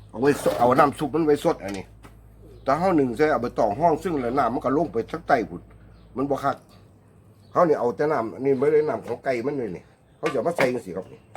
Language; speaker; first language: Thai; native; Thai